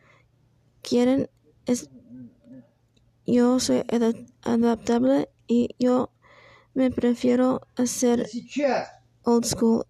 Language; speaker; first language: Spanish; non-native, learner; English